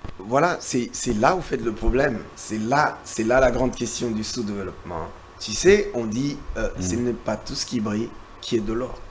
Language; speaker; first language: French; non-native, local second language; Lingala